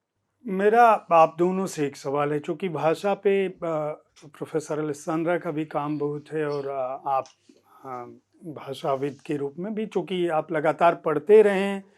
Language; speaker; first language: Hindi; native; Hindi